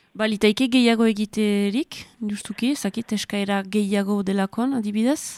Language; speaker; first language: Basque; native; Basque